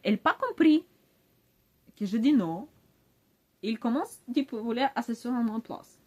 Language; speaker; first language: French; non-native, learner; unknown